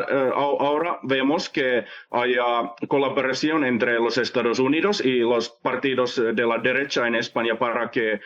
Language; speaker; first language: Spanish; non-native, fluent; Finnish